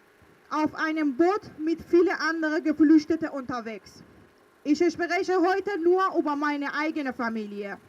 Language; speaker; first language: German; early bilingual, other home language; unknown